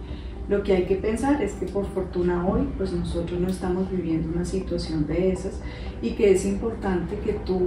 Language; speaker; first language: Spanish; native; Spanish